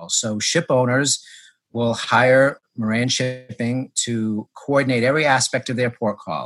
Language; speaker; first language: English; native; English